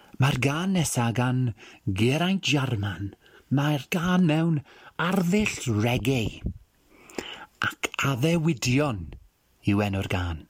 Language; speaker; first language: Welsh; non-native, fluent; English